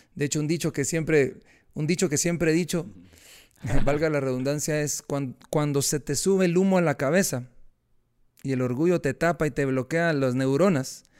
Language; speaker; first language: Spanish; native; Spanish